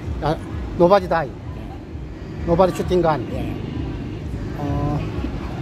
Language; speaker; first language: English; non-native, learner; Korean